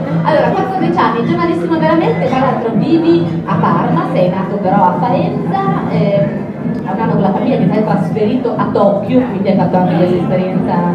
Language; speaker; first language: Italian; native; Italian